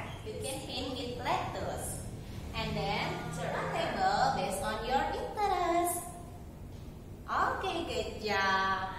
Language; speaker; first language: English; non-native, learner; Indonesian